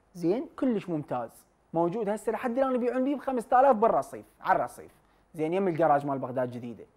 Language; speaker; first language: Arabic; native; Arabic